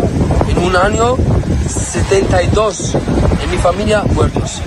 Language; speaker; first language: Spanish; non-native, learner; Arabic